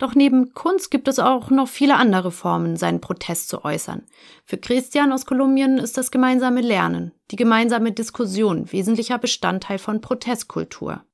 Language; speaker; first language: German; native; German